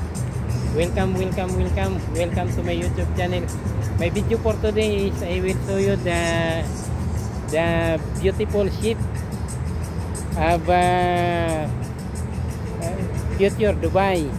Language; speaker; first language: English; non-native, local second language; Filipino